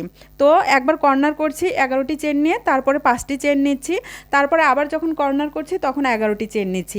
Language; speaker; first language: Bangla; native; Bangla